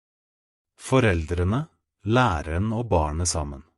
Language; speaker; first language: Norwegian; non-native, fluent; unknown